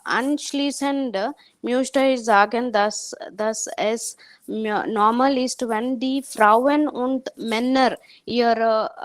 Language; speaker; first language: German; non-native, learner; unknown